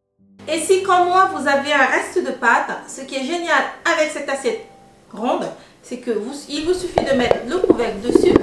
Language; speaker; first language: French; native; French